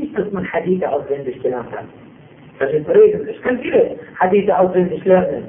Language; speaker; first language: German; non-native, fluent; Arabic